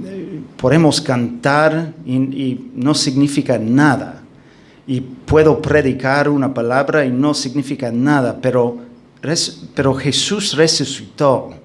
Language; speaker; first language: Spanish; non-native, fluent; English